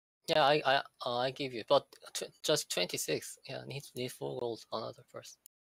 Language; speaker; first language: English; non-native, learner; Korean